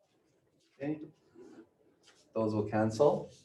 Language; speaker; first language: English; native; English